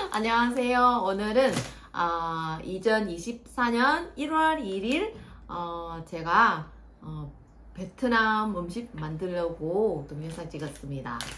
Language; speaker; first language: Korean; non-native, fluent; Vietnamese